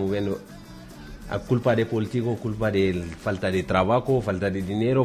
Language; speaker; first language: Spanish; non-native, learner; Bambara